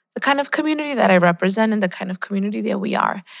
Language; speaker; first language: English; early bilingual, other home language; Spanish